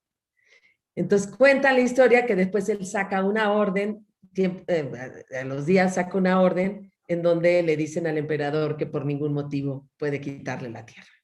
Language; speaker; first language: Spanish; native; Spanish